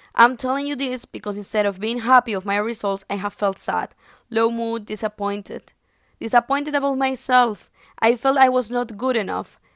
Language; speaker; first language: English; non-native, fluent; Spanish